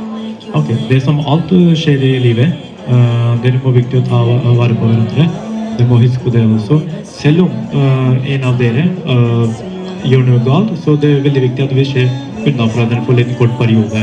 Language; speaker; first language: Norwegian; non-native, fluent; Hindi